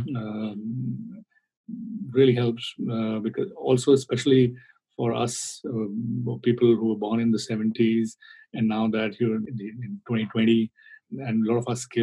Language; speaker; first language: English; non-native, local second language; Hindi